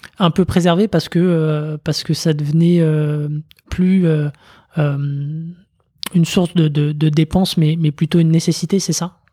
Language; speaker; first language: French; native; French